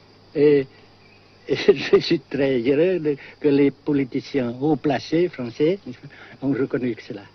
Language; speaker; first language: French; non-native, fluent; Vietnamese